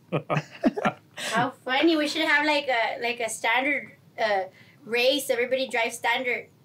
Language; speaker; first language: English; early bilingual, other home language; Spanish